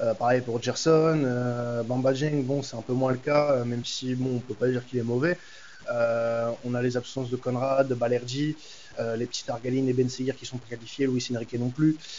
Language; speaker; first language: French; native; French